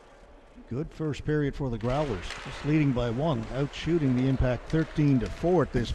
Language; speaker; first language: English; native; English